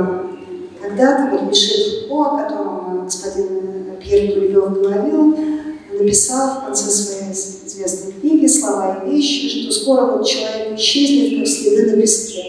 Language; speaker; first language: Russian; native; Russian